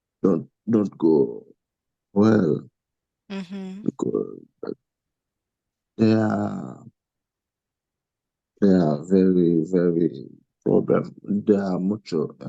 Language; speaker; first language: English; non-native, learner; Haitian Creole